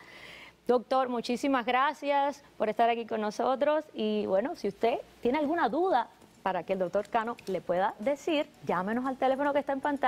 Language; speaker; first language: Spanish; native; Spanish